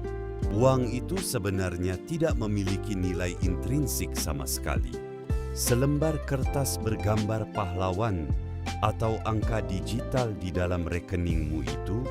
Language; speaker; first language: Indonesian; native; Indonesian